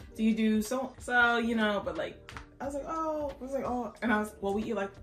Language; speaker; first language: English; native; English